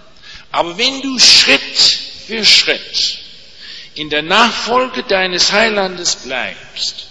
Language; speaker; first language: German; non-native, fluent; English